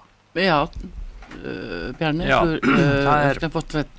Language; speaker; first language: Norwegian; non-native, learner; Icelandic